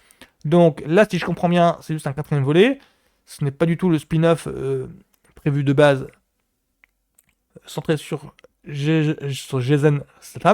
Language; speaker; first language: French; native; French